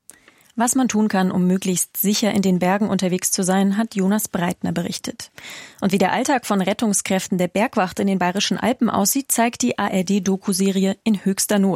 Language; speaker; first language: German; native; German